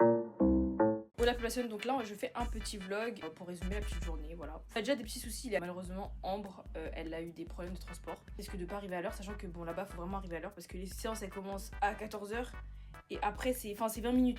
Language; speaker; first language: French; native; French